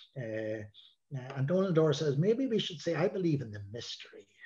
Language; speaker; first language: English; native; English